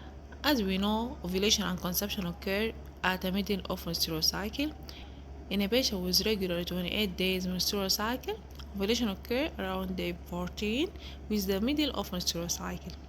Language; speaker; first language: English; non-native, local second language; Arabic